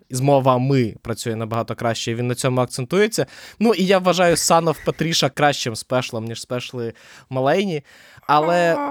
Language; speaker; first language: Ukrainian; native; Ukrainian